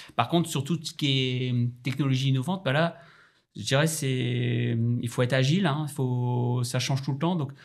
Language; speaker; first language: French; native; French